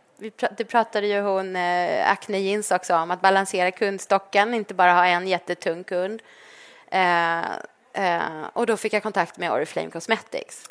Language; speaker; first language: Swedish; native; Swedish